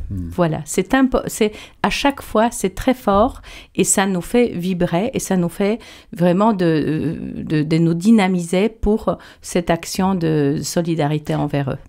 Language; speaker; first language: French; non-native, fluent; Polish